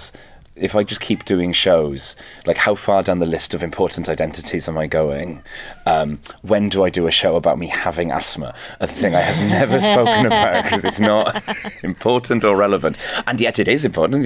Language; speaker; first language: English; non-native, local second language; Welsh